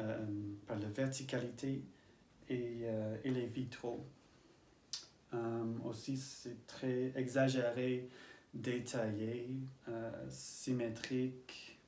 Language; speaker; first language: French; non-native, learner; English